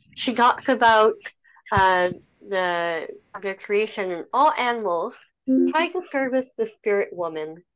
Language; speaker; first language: English; native; English